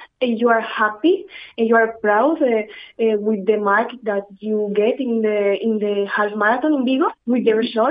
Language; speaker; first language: English; non-native, learner; Spanish